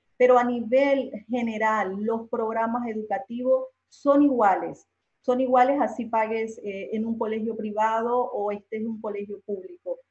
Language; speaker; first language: Spanish; native; Spanish